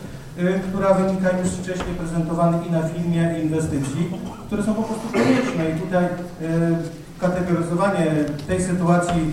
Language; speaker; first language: Polish; native; Polish